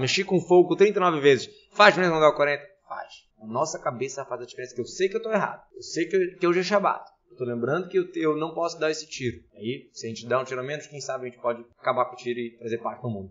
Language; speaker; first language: Portuguese; native; Portuguese